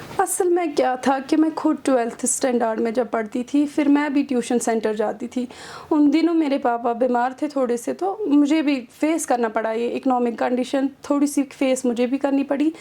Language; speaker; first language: Urdu; non-native, local second language; Kashmiri